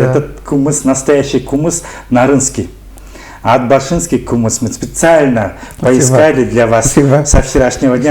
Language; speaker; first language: Russian; native; Russian